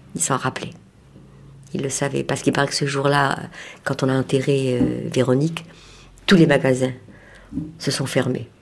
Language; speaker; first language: French; native; French